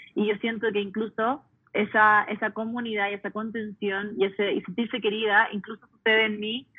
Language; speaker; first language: Spanish; early bilingual, heritage; Spanish